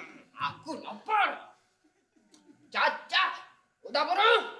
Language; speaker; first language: Indonesian; non-native, learner; Japanese